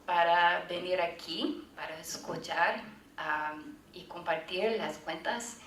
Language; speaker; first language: Spanish; non-native, learner; English